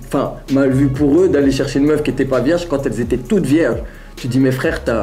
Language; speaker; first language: French; early bilingual, other home language; Arabic